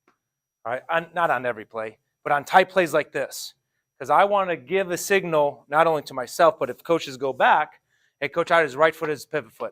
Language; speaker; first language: English; native; English